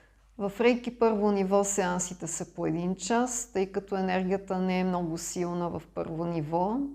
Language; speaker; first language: Bulgarian; non-native, fluent; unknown